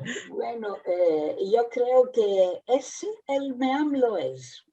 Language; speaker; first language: Spanish; early bilingual, heritage; Spanish